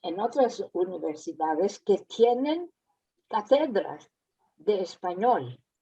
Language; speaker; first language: Spanish; early bilingual, heritage; Spanish